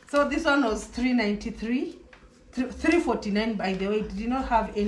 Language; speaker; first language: English; non-native, local second language; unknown